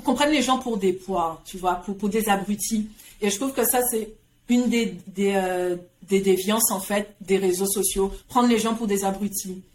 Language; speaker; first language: French; native; French